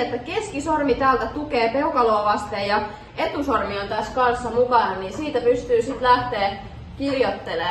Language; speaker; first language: Finnish; native; Finnish